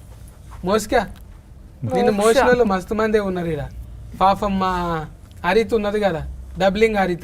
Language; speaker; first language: Telugu; native; Telugu